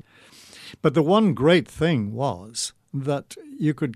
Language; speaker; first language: English; native; English